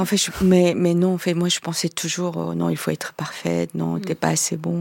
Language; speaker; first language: French; non-native, fluent; Korean